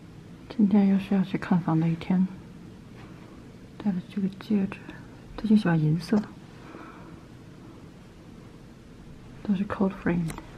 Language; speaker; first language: Chinese; native; Chinese